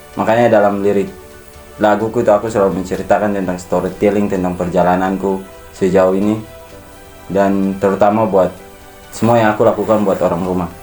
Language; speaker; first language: Indonesian; native; Indonesian